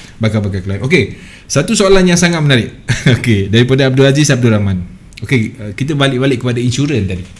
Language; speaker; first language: Malay; native; Malay